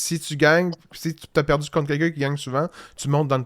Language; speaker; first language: French; native; French